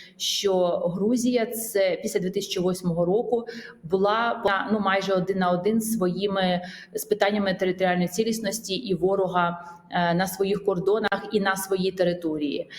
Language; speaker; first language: Ukrainian; non-native, fluent; Georgian